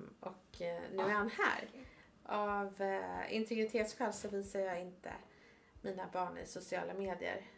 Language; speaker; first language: Swedish; native; Swedish